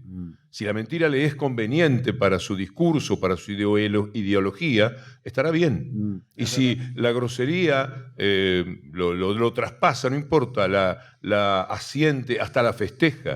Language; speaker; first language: Spanish; native; Spanish